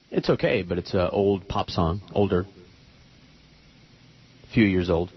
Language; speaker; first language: English; native; English